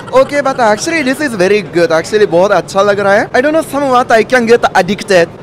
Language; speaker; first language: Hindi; non-native, fluent; Japanese